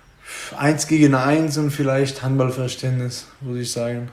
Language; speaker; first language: German; non-native, fluent; Hebrew